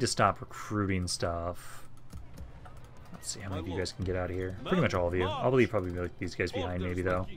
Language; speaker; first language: English; native; English